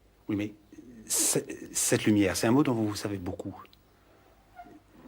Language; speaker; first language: French; native; French